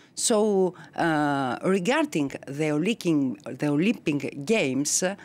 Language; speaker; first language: English; non-native, fluent; Greek